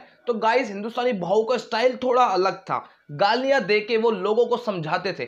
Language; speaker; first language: Hindi; native; Hindi